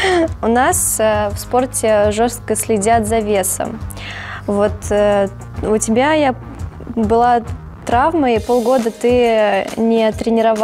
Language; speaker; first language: Russian; native; Russian